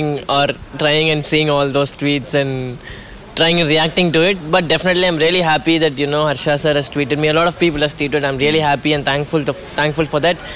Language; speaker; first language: English; non-native, local second language; Tamil